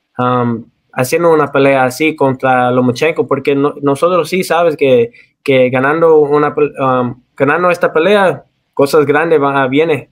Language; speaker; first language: Spanish; early bilingual, heritage; Spanish